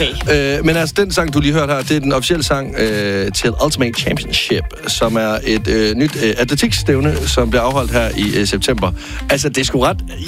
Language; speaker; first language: Danish; native; Danish